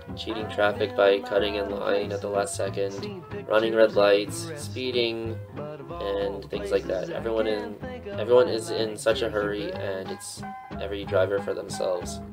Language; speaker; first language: English; native; English